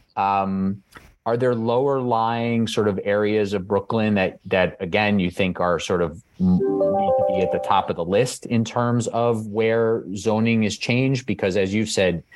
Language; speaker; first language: English; native; English